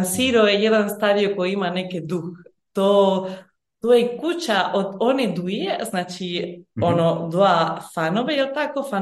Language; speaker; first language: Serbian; early bilingual, heritage; Bosnian